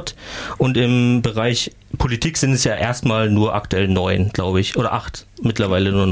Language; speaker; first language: German; native; German